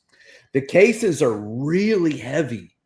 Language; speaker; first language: English; native; English